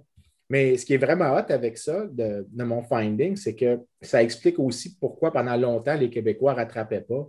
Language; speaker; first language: French; native; French